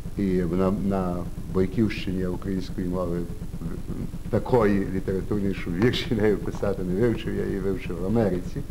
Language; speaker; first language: Ukrainian; early bilingual, heritage; Ukrainian